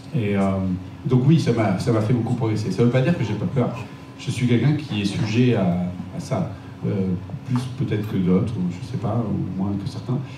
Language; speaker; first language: French; native; French